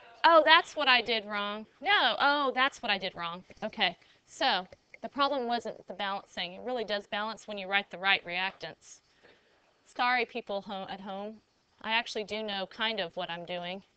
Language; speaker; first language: English; native; English